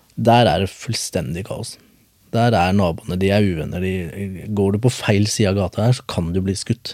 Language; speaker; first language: Norwegian; early bilingual, other home language; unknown